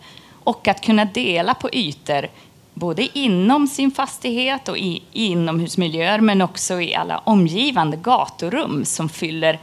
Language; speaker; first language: Swedish; native; Swedish